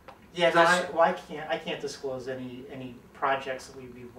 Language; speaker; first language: English; native; English